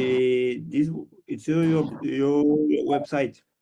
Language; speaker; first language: English; non-native, learner; Portuguese